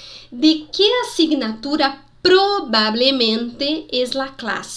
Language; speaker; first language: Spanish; non-native, fluent; Portuguese